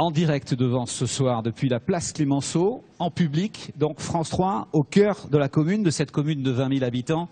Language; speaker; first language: French; native; French